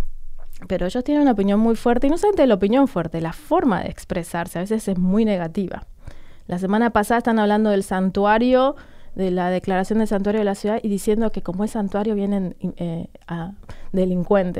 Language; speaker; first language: Spanish; native; Spanish